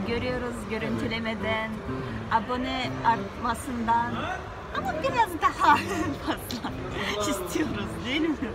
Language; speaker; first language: Turkish; non-native, learner; Russian